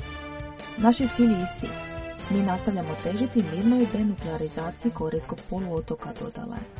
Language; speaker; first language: Croatian; native; Croatian